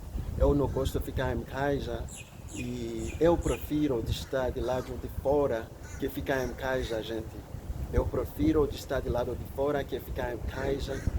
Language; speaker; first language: Portuguese; non-native, learner; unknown